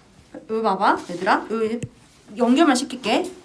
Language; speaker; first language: Korean; native; Korean